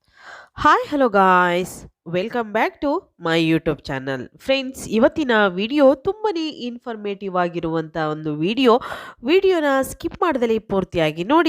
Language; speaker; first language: Kannada; native; Kannada